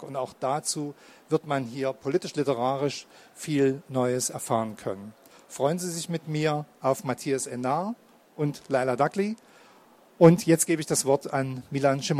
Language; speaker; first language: German; native; German